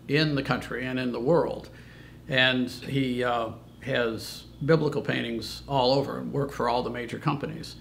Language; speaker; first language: English; native; English